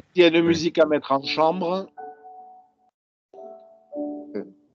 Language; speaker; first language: French; native; French